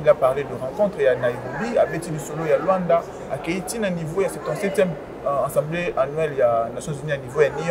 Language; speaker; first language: French; non-native, local second language; Lingala